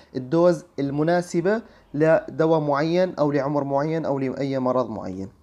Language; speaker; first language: Arabic; native; Arabic